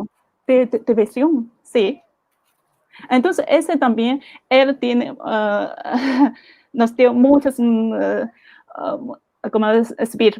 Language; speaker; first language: Spanish; non-native, fluent; Chinese